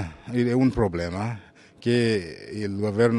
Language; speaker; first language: Italian; non-native, fluent; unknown